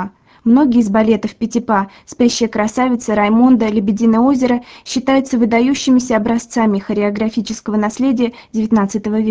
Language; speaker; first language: Russian; native; Russian